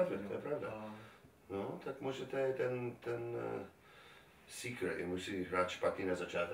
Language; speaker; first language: Czech; non-native, learner; English